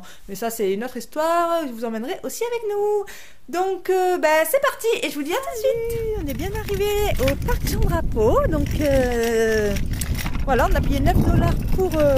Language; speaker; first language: French; native; French